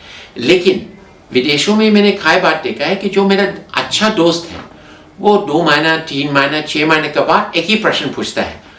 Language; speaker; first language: Hindi; non-native, fluent; English